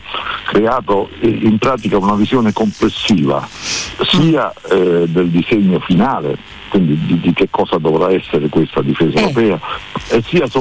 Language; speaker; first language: Italian; native; Italian